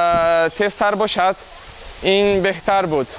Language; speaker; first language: Persian; non-native, learner; Portuguese